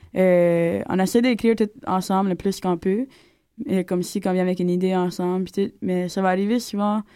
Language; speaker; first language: French; native; French